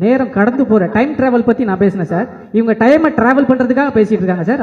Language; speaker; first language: Tamil; native; Tamil